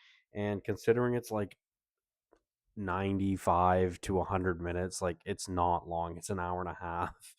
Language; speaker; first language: English; native; English